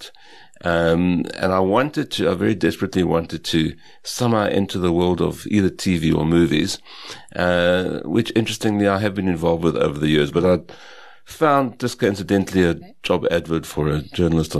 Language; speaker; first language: English; native; English